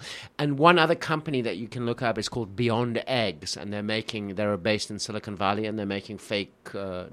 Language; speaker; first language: English; native; English